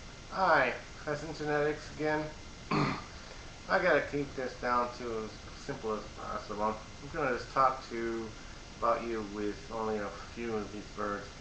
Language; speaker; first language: English; native; English